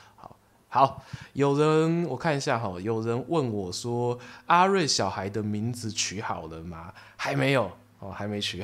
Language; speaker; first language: Chinese; native; Chinese